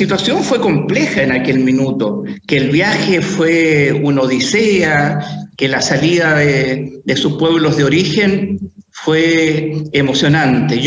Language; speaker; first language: Spanish; native; Spanish